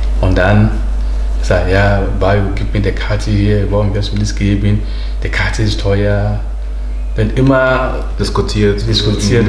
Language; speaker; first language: German; non-native, learner; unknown